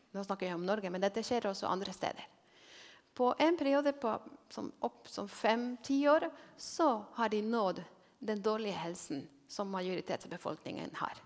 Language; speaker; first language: Norwegian; non-native, fluent; Spanish